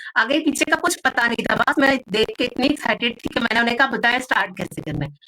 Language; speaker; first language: Urdu; non-native, local second language; Punjabi